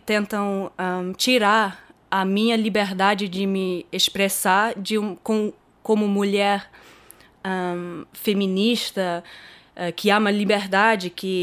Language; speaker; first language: Portuguese; early bilingual, heritage; German